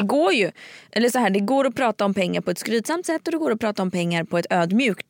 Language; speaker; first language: Swedish; native; Swedish